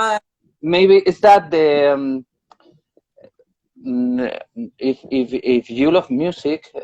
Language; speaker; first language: English; non-native, learner; Spanish